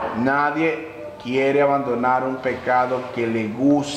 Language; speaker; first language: Spanish; native; Spanish